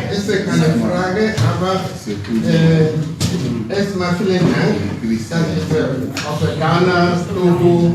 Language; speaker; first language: German; non-native, learner; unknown